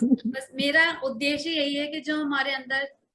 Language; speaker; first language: Hindi; native; Hindi